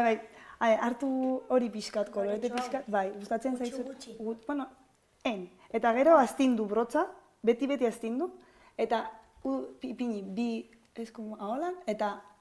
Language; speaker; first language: Basque; non-native, local second language; Spanish